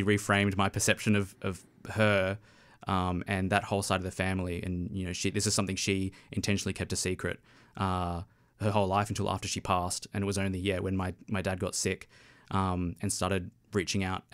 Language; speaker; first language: English; native; English